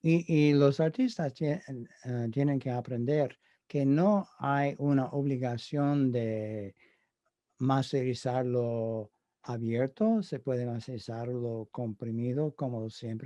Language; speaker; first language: Spanish; non-native, fluent; English